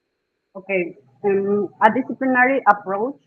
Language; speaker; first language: English; non-native, fluent; Spanish